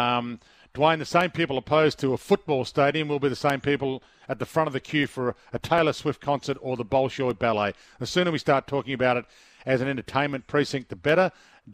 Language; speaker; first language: English; native; English